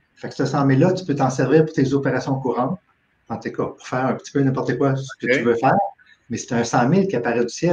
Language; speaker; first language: French; native; French